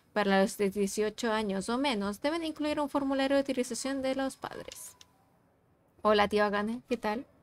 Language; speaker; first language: Spanish; native; Spanish